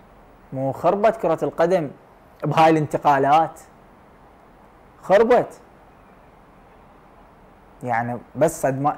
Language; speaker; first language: Arabic; native; Arabic